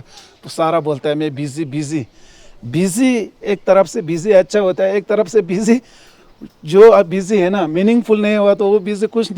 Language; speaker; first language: Hindi; non-native, local second language; Ladakhi